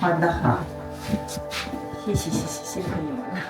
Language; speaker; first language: Chinese; non-native, local second language; Tibetan